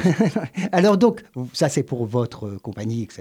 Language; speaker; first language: French; native; French